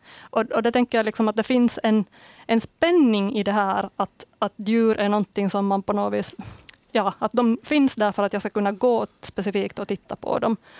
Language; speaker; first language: Swedish; native; Swedish